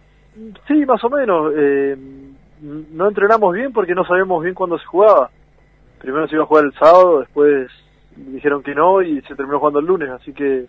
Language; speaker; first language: Spanish; native; Spanish